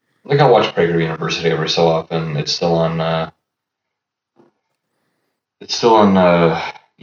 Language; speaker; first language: English; early bilingual, other home language; Russian